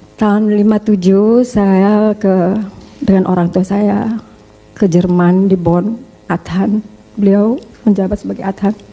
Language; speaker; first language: Indonesian; early bilingual, heritage; Indonesian